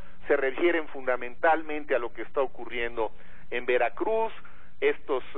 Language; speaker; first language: Spanish; native; Spanish